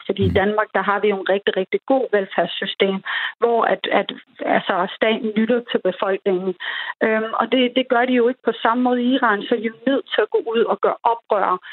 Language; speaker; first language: Danish; early bilingual, other home language; Persian